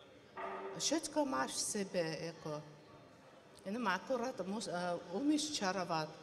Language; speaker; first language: Czech; non-native, learner; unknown